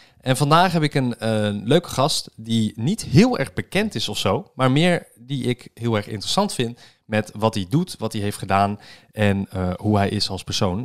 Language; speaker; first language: Dutch; native; Dutch